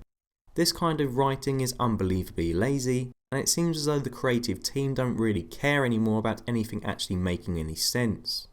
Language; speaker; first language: English; native; English